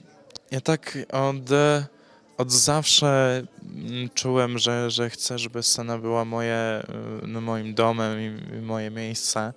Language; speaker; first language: Polish; early bilingual, heritage; English